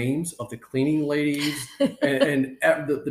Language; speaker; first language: English; native; English